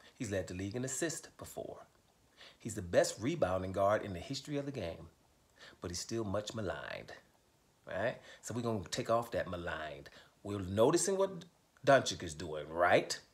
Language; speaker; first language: English; native; English